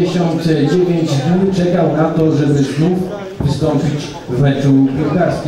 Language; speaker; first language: Polish; native; Polish